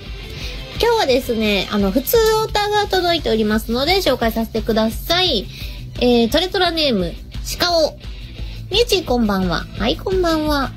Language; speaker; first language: Japanese; native; Japanese